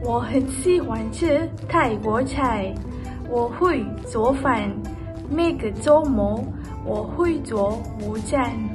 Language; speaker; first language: Chinese; non-native, learner; Malay